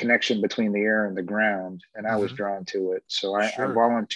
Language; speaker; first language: English; native; English